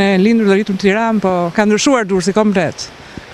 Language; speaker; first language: Albanian; native; Albanian